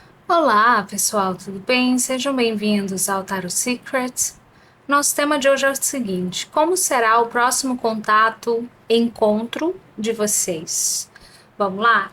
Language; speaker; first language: Portuguese; native; Portuguese